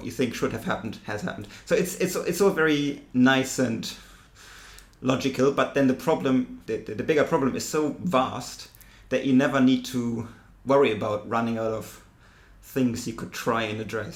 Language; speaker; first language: English; non-native, fluent; German